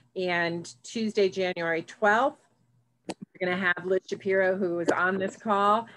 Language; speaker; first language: English; native; English